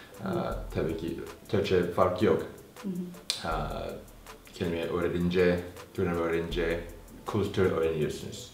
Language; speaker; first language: Turkish; non-native, learner; Korean